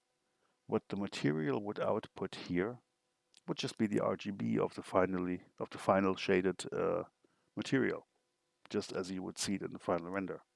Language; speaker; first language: English; non-native, fluent; German